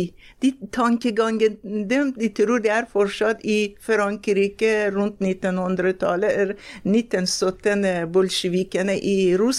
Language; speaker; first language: Norwegian; non-native, fluent; Persian